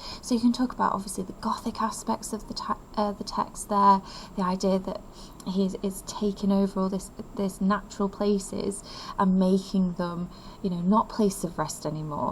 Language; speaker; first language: English; native; English